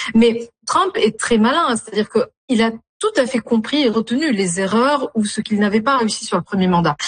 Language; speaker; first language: French; non-native, local second language; Arabic